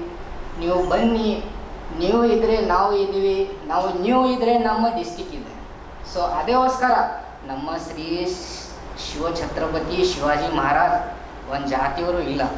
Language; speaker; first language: Kannada; non-native, local second language; Marathi